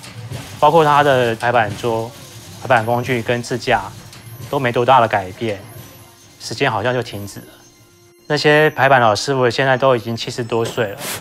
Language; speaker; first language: Chinese; native; Chinese